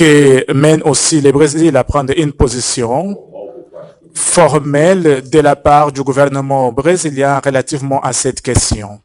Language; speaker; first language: French; non-native, fluent; Portuguese